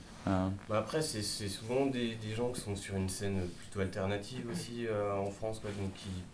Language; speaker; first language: French; native; French